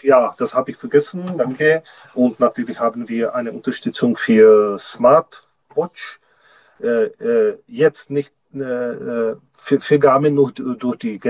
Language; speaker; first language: German; non-native, learner; Czech